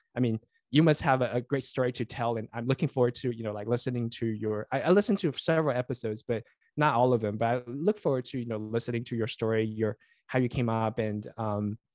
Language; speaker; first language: English; non-native, fluent; Chinese